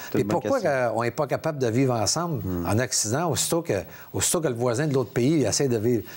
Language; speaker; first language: French; native; French